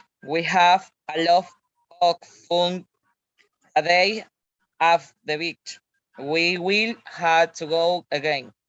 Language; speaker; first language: English; non-native, learner; Spanish